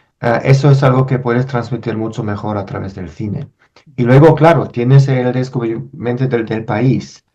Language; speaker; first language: Spanish; non-native, fluent; German